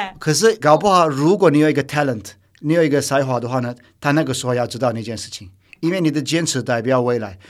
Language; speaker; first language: Chinese; non-native, fluent; Turkish